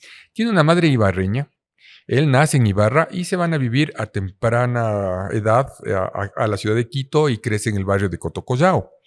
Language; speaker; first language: Spanish; native; Spanish